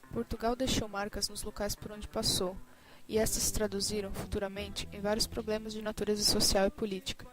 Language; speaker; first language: Portuguese; native; Portuguese